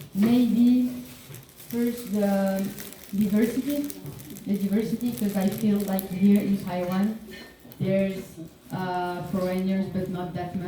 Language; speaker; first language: English; non-native, fluent; French